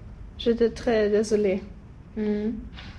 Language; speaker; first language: French; non-native, learner; Swedish